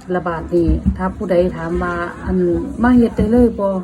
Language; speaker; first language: Thai; non-native, local second language; Northeastern Thai